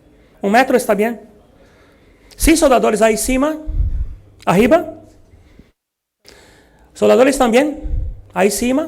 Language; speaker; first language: Spanish; non-native, learner; Portuguese